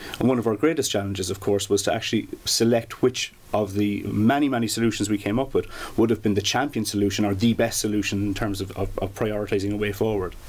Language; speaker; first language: English; native; English